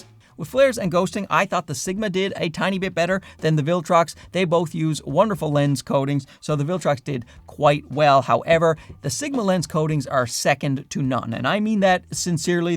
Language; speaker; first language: English; native; English